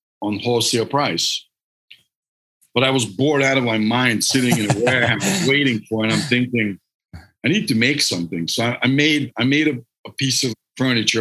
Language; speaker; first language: English; non-native, fluent; Hungarian